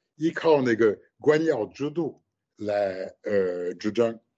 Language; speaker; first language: Chinese; non-native, fluent; French